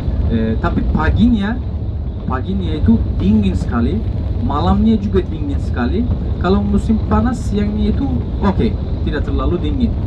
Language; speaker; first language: Indonesian; non-native, fluent; Turkish